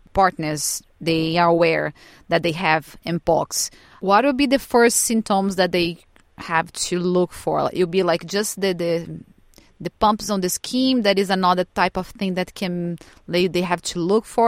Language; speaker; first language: English; non-native, fluent; Portuguese